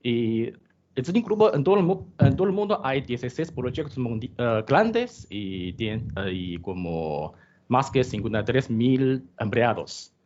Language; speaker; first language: Spanish; non-native, learner; Chinese